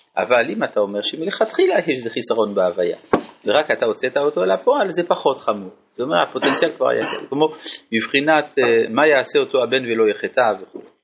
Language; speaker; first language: Hebrew; non-native, fluent; French